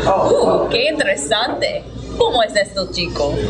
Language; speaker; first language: Spanish; non-native, learner; English